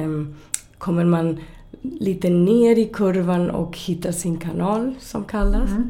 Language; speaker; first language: Swedish; non-native, fluent; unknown